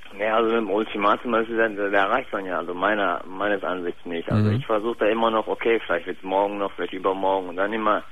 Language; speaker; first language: German; early bilingual, other home language; Turkish